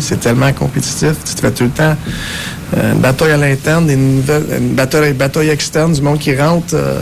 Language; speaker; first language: French; native; French